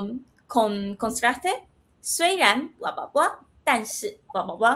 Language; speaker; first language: Spanish; non-native, fluent; Chinese